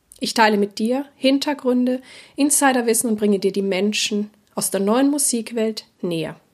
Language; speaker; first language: German; native; German